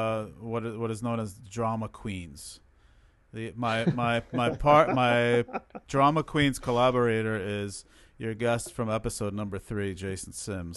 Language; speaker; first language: English; early bilingual, other home language; Hebrew